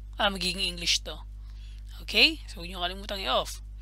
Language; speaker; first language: English; non-native, local second language; Filipino